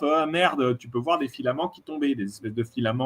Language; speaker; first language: French; native; French